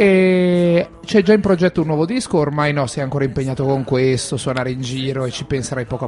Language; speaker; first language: Italian; native; Italian